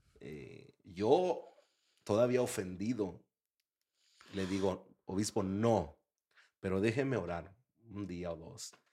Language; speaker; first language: Spanish; early bilingual, heritage; Spanish